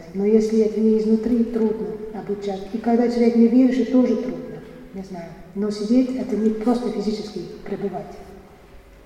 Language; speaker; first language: Russian; non-native, fluent; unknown